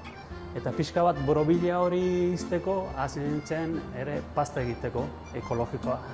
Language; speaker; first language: Basque; non-native, learner; Italian